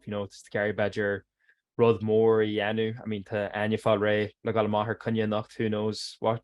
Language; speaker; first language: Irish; non-native, local second language; English